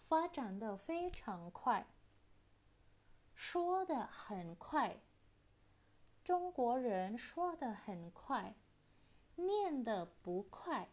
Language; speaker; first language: Chinese; non-native, fluent; Indonesian